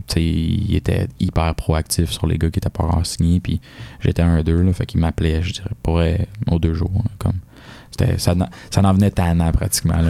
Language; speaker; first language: French; native; French